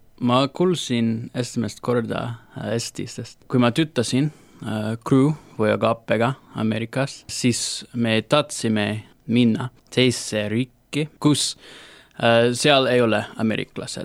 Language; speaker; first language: Estonian; non-native, learner; English